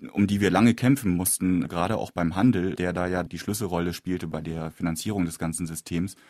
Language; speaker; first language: German; native; German